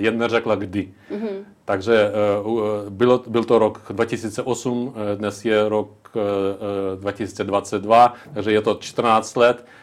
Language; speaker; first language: Czech; non-native, local second language; Ukrainian